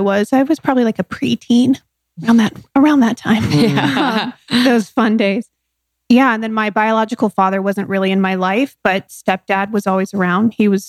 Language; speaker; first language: English; native; English